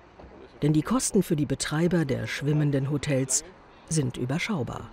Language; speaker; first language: German; native; German